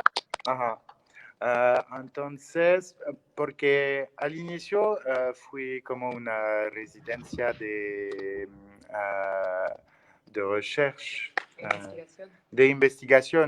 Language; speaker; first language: Spanish; non-native, learner; French